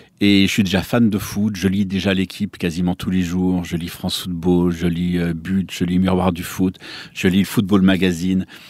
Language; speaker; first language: French; native; French